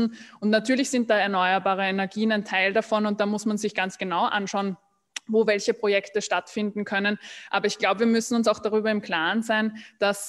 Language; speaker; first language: German; native; German